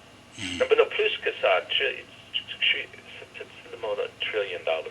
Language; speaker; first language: French; non-native, learner; English